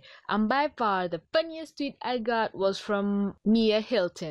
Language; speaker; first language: English; native; English